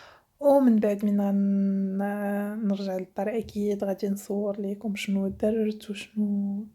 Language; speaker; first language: Arabic; native; Arabic